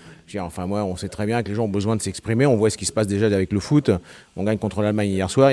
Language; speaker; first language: French; native; French